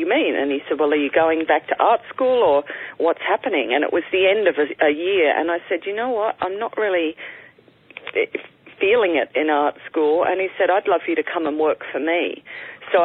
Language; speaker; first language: English; native; English